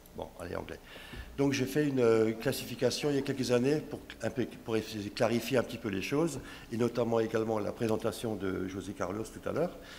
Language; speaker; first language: French; non-native, local second language; Swiss German